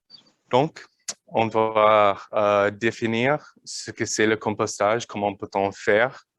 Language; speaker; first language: French; non-native, learner; English